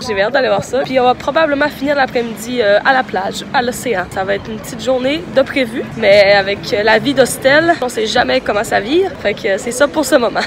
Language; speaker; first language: French; native; French